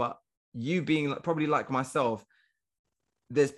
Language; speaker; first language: English; native; English